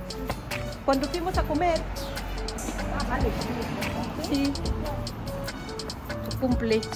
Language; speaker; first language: Spanish; non-native, fluent; Filipino